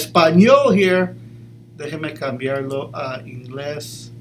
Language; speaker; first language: Spanish; early bilingual, heritage; English